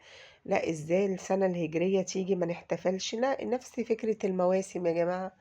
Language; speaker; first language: Arabic; native; Arabic